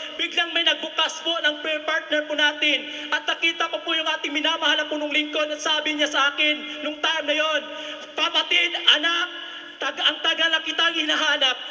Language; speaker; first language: Filipino; non-native, local second language; Cebuano